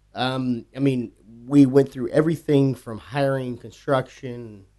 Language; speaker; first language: English; native; English